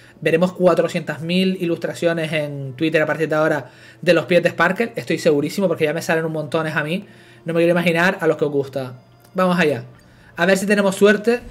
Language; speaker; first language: Spanish; native; Spanish